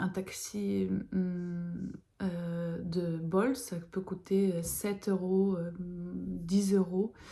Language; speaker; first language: French; non-native, fluent; Lithuanian